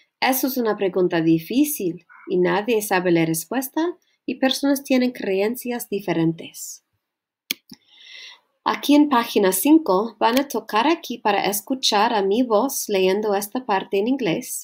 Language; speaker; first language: Spanish; non-native, learner; English